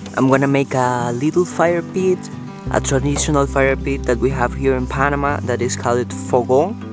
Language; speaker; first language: English; non-native, fluent; Spanish